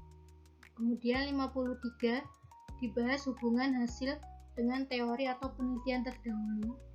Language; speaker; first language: Indonesian; native; Indonesian